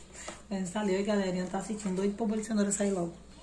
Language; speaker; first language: Portuguese; native; Portuguese